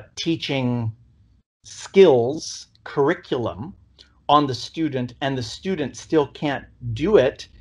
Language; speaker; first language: English; native; English